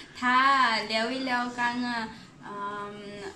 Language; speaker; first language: Chinese; non-native, learner; Nepali